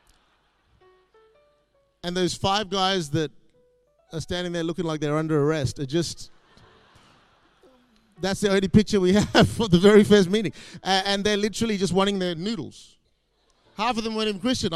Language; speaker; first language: English; native; English